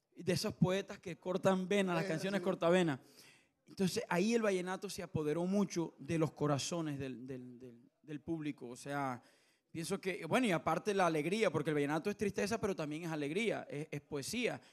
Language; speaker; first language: Spanish; native; Spanish